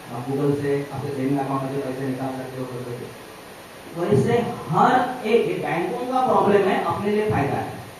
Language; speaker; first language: Hindi; non-native, local second language; Marathi